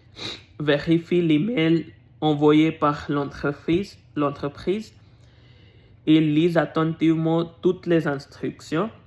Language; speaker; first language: French; non-native, learner; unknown